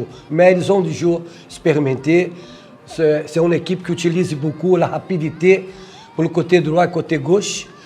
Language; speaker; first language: French; non-native, fluent; Portuguese